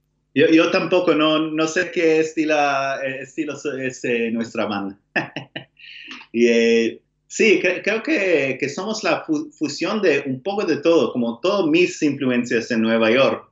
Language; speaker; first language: Spanish; non-native, learner; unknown